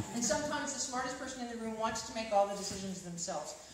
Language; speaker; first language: English; native; English